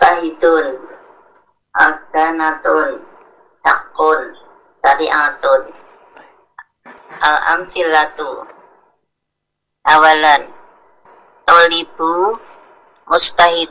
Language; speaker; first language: Arabic; non-native, learner; Indonesian